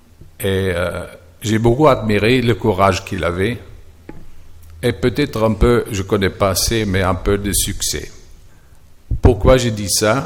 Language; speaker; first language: French; non-native, fluent; German